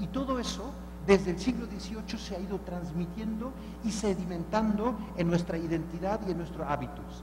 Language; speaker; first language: Spanish; non-native, fluent; German